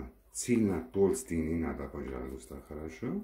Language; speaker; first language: Russian; non-native, learner; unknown